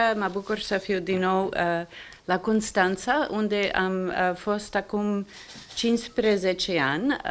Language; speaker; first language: Romanian; non-native, fluent; English